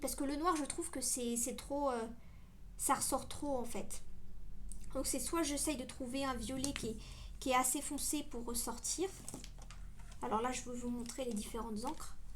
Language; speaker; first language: French; native; French